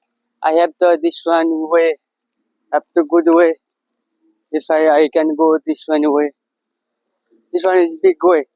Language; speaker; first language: English; non-native, learner; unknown